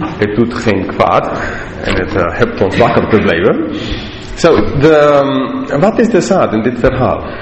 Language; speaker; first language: Dutch; non-native, learner; English